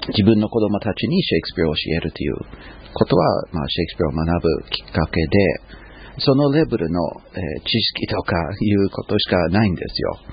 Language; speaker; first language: Japanese; non-native, fluent; English